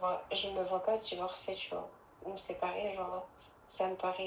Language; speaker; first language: French; native; French